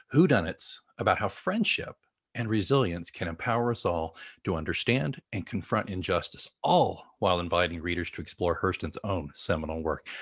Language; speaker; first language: English; native; English